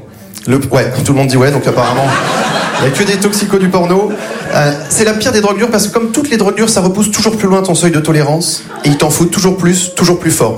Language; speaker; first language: French; native; French